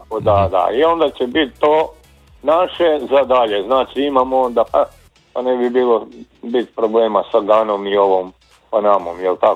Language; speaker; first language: Serbian; native; Serbian